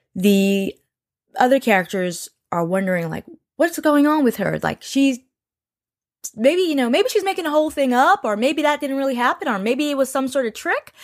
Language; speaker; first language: English; early bilingual, other home language; Yoruba